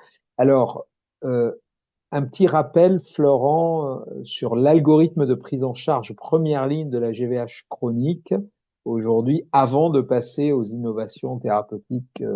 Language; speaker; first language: French; native; French